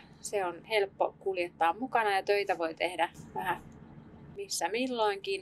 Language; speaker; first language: Finnish; native; Finnish